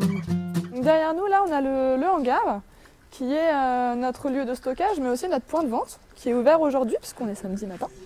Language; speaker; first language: French; native; French